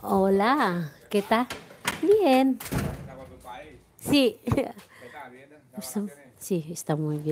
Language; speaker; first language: Spanish; non-native, learner; Filipino